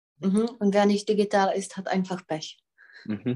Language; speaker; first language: German; non-native, fluent; Czech